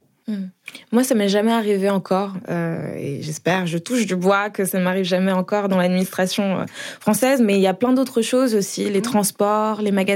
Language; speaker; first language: French; native; French